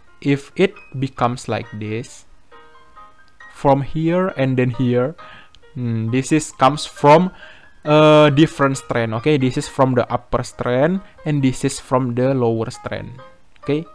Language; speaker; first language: English; non-native, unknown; Indonesian